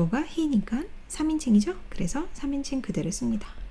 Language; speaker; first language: Korean; native; Korean